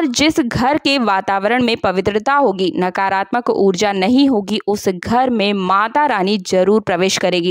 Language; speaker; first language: Hindi; native; Hindi